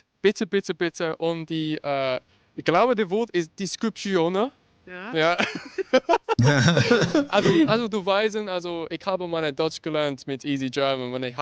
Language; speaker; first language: German; non-native, learner; English